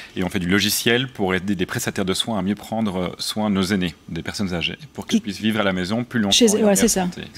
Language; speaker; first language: French; native; French